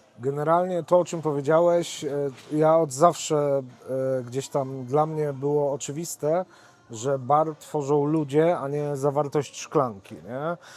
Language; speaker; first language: Polish; native; Polish